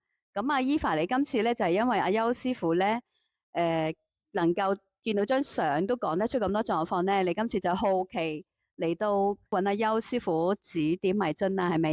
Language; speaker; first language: Cantonese; native; Cantonese